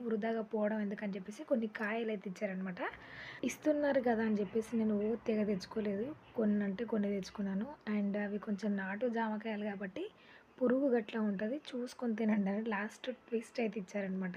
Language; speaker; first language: Telugu; native; Telugu